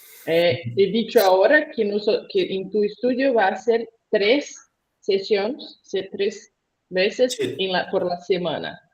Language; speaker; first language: Spanish; non-native, learner; Portuguese